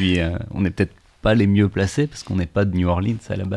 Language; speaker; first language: French; native; French